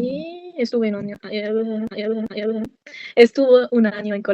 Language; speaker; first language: Spanish; non-native, learner; German